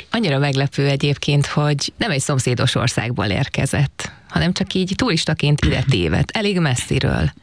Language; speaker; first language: Hungarian; native; Hungarian